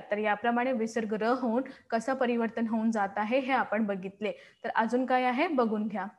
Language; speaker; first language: Marathi; non-native, local second language; Hindi